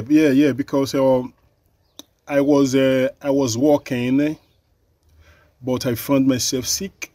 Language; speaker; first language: English; non-native, learner; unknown